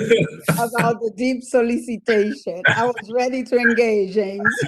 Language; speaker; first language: English; non-native, fluent; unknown